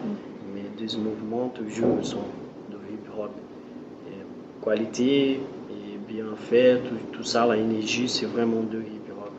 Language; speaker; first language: French; non-native, learner; Portuguese